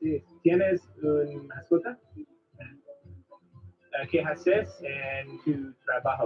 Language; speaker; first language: Spanish; non-native, learner; English